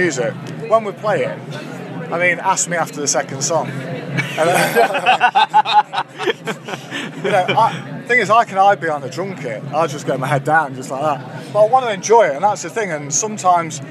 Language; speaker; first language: English; native; English